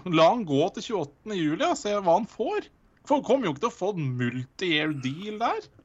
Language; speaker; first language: Norwegian; native; Norwegian